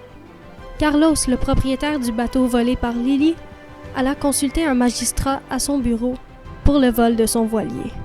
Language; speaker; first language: French; native; French